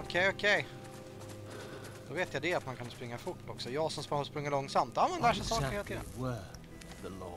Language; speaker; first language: Swedish; native; Swedish